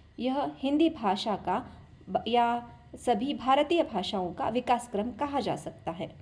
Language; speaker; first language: Hindi; non-native, local second language; Marathi